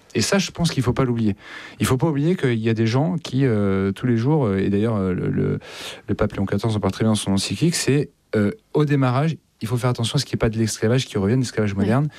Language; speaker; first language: French; native; French